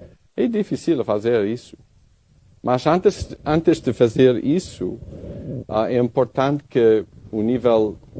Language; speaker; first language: Portuguese; non-native, learner; English